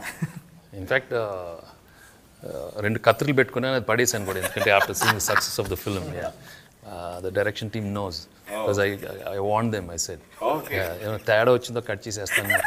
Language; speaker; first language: Telugu; native; Telugu